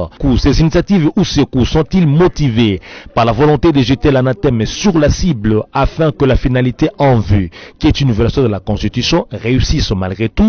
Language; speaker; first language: French; native; French